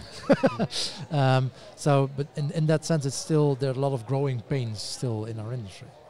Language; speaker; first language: English; non-native, fluent; Dutch